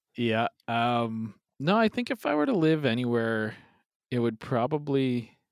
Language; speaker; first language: English; native; English